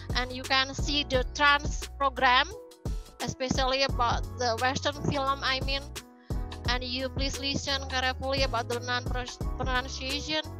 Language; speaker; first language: English; non-native, learner; Indonesian